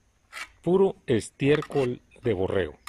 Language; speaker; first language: Spanish; native; Spanish